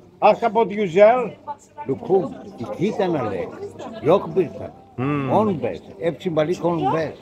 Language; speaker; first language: Turkish; non-native, learner; Greek